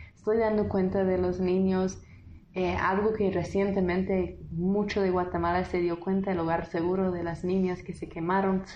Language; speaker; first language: Spanish; non-native, fluent; English